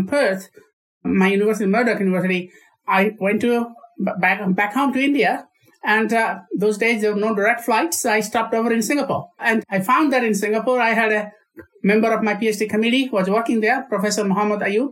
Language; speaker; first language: English; non-native, local second language; Odia